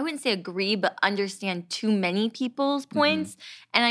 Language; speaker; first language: English; native; English